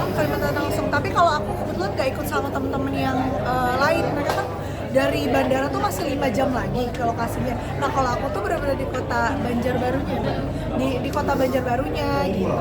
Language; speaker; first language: Indonesian; native; Indonesian